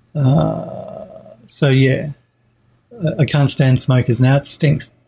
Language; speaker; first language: English; native; English